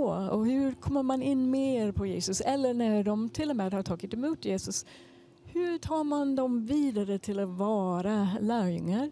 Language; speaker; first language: Swedish; non-native, fluent; English